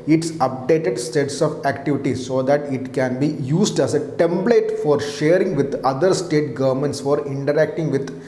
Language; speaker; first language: English; non-native, local second language; Malayalam